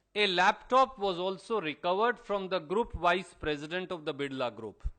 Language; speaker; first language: English; non-native, local second language; Hindi